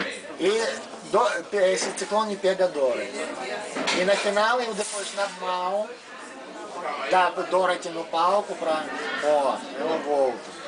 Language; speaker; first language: Portuguese; non-native, learner; Russian